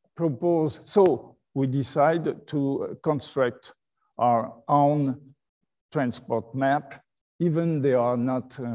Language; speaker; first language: English; non-native, fluent; French